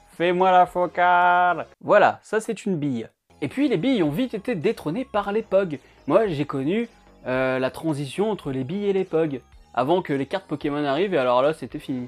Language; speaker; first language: French; native; French